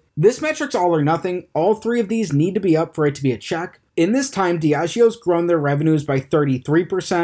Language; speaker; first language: English; native; English